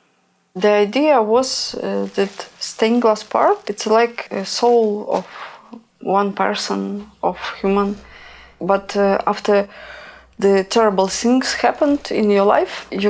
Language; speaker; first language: English; non-native, learner; Ukrainian